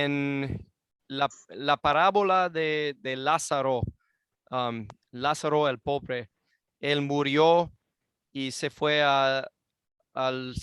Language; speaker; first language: Spanish; non-native, fluent; English